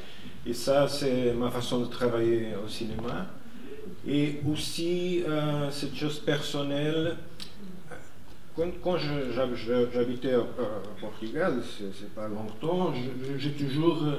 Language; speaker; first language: French; non-native, fluent; Portuguese